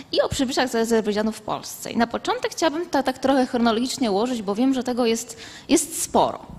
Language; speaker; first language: Polish; native; Polish